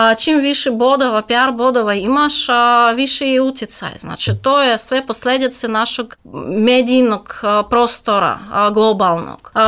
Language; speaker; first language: Serbian; non-native, fluent; Russian